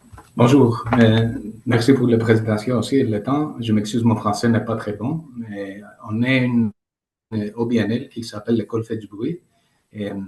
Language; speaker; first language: French; non-native, learner; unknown